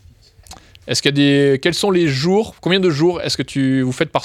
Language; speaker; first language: French; native; French